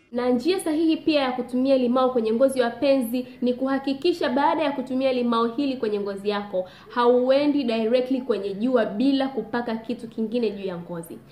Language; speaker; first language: Swahili; native; Swahili